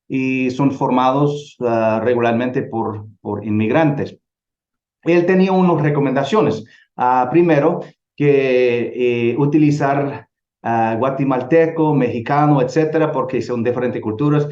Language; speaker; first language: Spanish; non-native, fluent; English